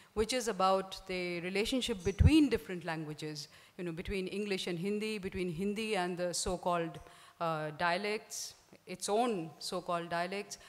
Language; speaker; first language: English; non-native, local second language; Hindi